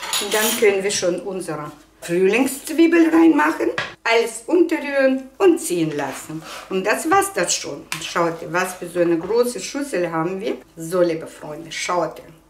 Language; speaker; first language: German; non-native, fluent; Russian